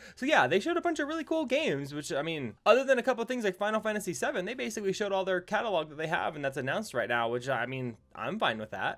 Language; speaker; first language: English; native; English